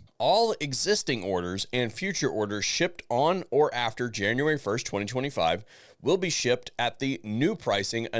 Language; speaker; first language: English; native; English